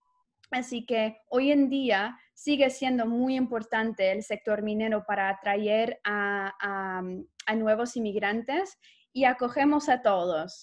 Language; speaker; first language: Spanish; non-native, fluent; English